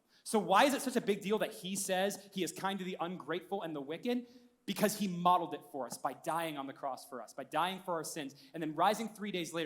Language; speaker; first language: English; native; English